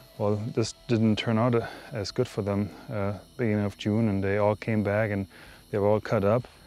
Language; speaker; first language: English; native; English